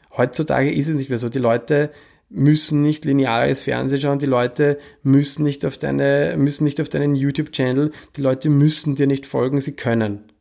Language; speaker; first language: German; native; German